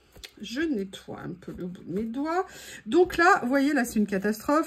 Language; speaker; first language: French; native; French